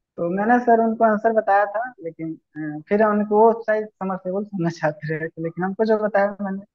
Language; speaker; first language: Hindi; native; Hindi